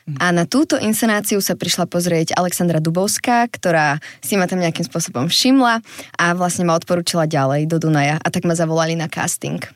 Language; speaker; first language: Slovak; native; Slovak